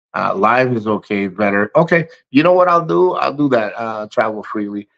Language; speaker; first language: English; native; English